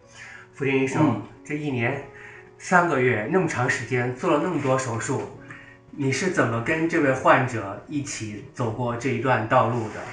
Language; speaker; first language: Chinese; native; Chinese